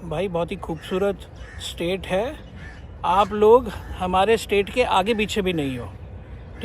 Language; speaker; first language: Hindi; non-native, local second language; Malayalam